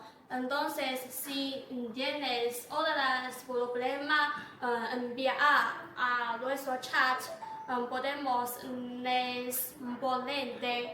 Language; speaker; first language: Spanish; non-native, learner; Chinese